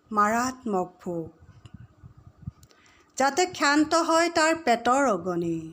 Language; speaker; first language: Assamese; native; Assamese